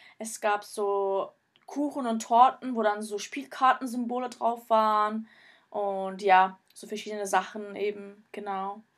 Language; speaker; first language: German; early bilingual, other home language; Turkish